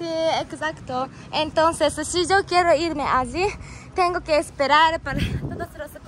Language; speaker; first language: Spanish; non-native, fluent; Japanese